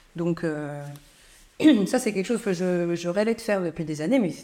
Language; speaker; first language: French; native; French